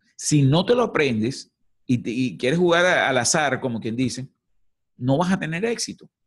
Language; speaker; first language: Spanish; native; Spanish